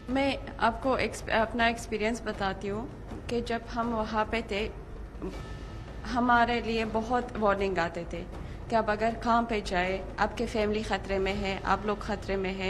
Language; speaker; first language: Hindi; non-native, fluent; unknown